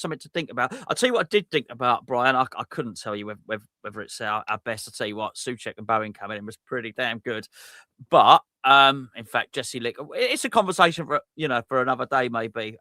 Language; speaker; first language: English; native; English